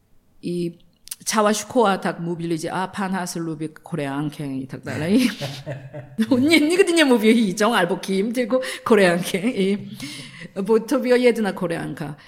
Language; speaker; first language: Polish; non-native, learner; Korean